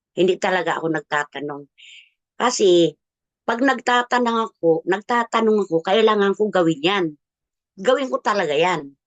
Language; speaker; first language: Filipino; non-native, local second language; Cebuano